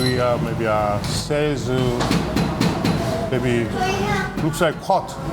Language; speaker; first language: English; non-native, learner; Korean